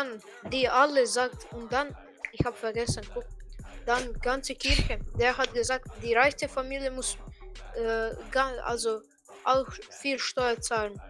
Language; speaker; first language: German; non-native, learner; Croatian